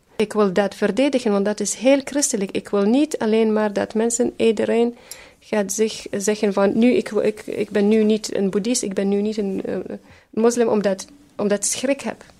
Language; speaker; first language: Dutch; non-native, fluent; Syriac